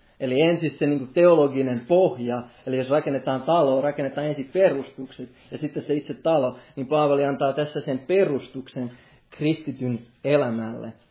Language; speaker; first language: Finnish; non-native, local second language; Swedish